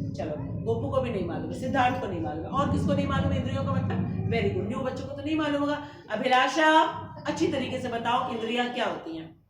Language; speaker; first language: Hindi; native; Hindi